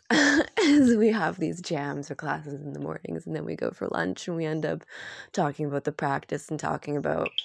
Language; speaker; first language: English; native; English